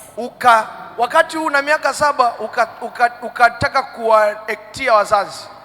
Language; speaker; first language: Swahili; native; Swahili